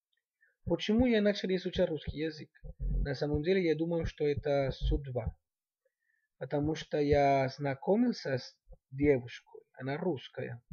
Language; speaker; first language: Russian; non-native, learner; Spanish